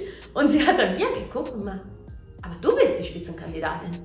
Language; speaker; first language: German; non-native, fluent; Italian